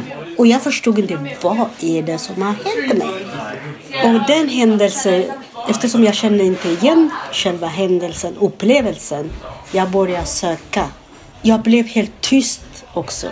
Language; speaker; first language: Swedish; non-native, fluent; Amharic